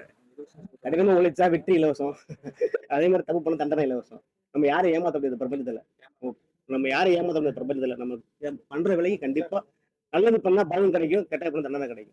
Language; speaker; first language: Tamil; native; Tamil